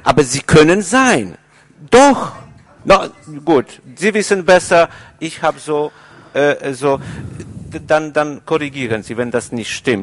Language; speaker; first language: German; non-native, fluent; Polish